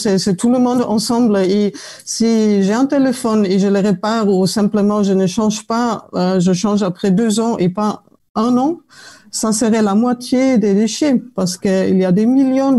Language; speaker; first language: French; non-native, fluent; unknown